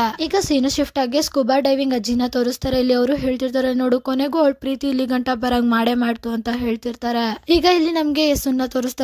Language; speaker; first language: Kannada; native; Kannada